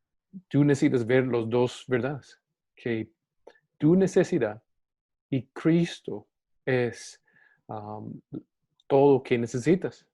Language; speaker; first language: Spanish; non-native, fluent; English